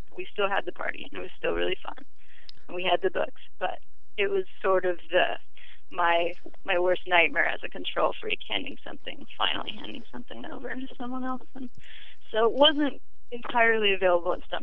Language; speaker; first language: English; native; English